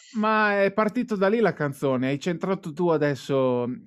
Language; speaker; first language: Italian; native; Italian